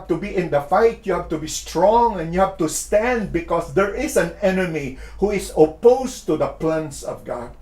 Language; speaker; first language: English; non-native, local second language; Filipino